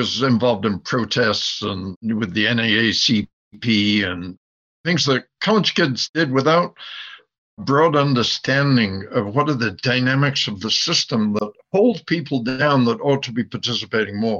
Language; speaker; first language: English; native; English